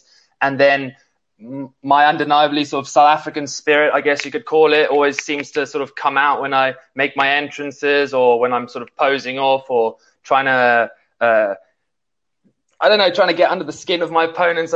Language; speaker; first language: English; native; English